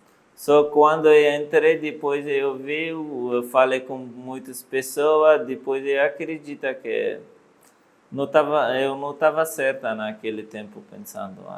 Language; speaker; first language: Portuguese; non-native, learner; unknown